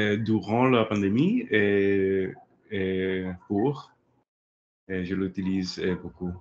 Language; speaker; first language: French; non-native, learner; English